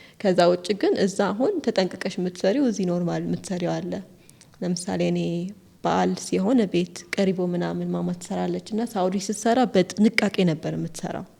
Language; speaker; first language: Amharic; early bilingual, heritage; Amharic